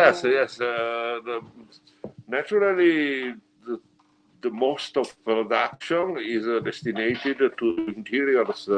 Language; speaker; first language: English; non-native, learner; Italian